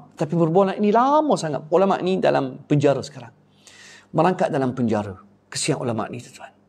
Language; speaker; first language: Malay; native; Malay